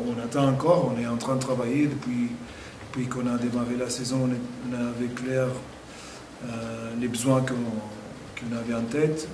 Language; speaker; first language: French; non-native, fluent; Portuguese